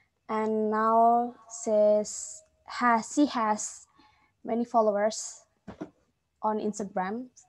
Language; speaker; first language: English; non-native, fluent; Indonesian